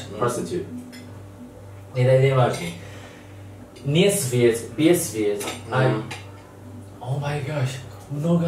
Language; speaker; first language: Russian; non-native, learner; Chinese